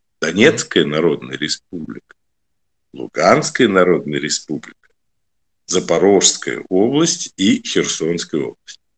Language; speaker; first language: Russian; native; Russian